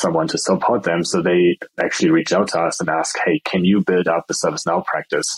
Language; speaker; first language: English; non-native, fluent; German